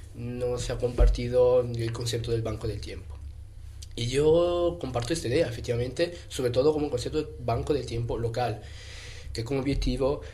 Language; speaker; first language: Spanish; non-native, fluent; German